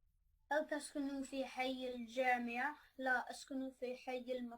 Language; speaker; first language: Arabic; non-native, learner; English